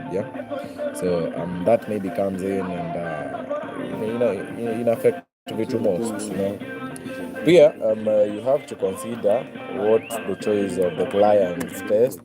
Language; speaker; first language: English; non-native, local second language; Swahili